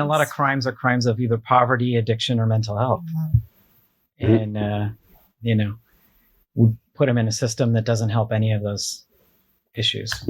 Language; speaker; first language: English; native; English